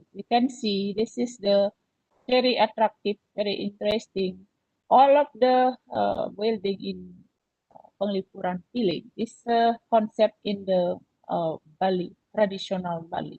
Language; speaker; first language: English; non-native, learner; Indonesian